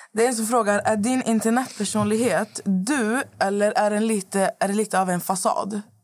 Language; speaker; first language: Swedish; native; Swedish